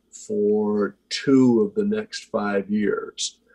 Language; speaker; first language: English; native; English